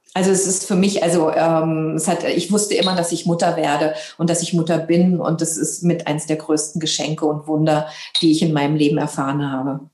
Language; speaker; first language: German; native; German